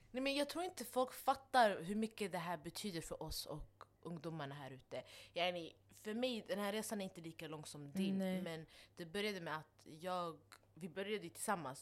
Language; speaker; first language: Swedish; non-native, local second language; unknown